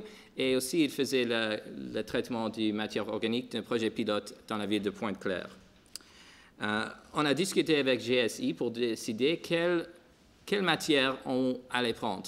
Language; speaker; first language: French; non-native, local second language; English